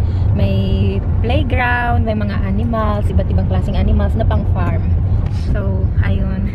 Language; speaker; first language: Filipino; non-native, local second language; Cebuano